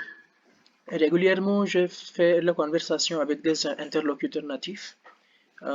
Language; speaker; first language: French; non-native, learner; Hindi